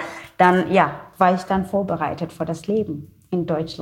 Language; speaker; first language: German; non-native, learner; Xhosa